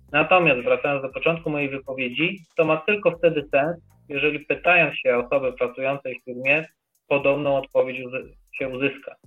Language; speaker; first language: Polish; native; Polish